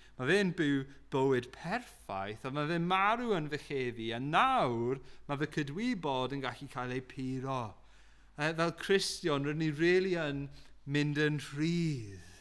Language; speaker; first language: Welsh; non-native, local second language; English